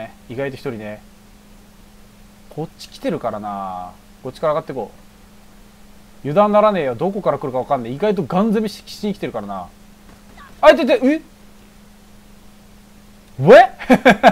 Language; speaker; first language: Japanese; native; Japanese